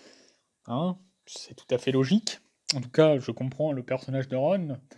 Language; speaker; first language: French; native; French